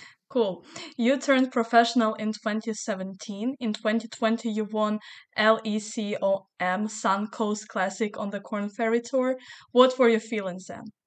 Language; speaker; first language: English; non-native, fluent; Ukrainian